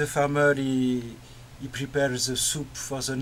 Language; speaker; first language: English; non-native, learner; French